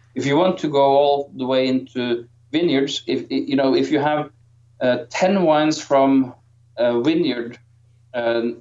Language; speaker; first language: English; non-native, fluent; Norwegian